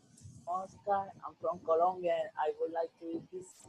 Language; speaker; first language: English; non-native, learner; Spanish